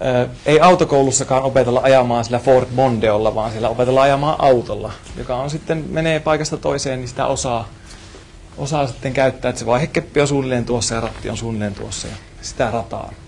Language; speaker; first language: Finnish; native; Finnish